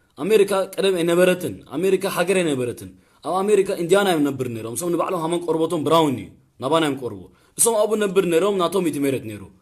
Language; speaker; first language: Tigrinya; early bilingual, heritage; Tigrinya